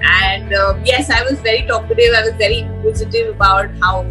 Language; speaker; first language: English; non-native, local second language; Hindi